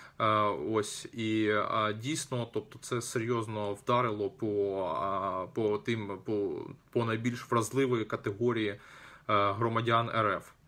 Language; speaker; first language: Ukrainian; non-native, local second language; Russian